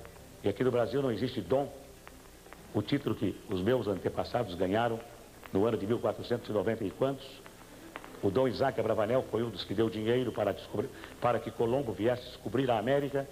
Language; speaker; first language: Portuguese; native; Portuguese